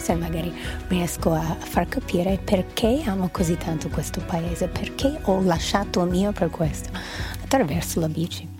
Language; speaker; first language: Italian; non-native, fluent; English